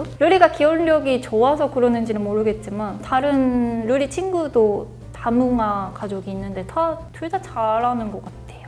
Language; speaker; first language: Korean; non-native, fluent; Japanese